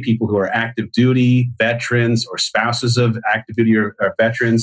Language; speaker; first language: English; native; English